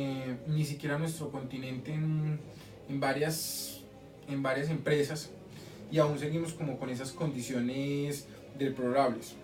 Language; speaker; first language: Spanish; native; Spanish